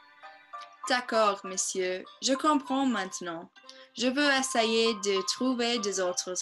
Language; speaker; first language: French; non-native, learner; English